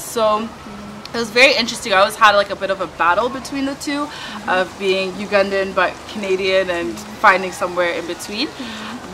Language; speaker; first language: English; native; English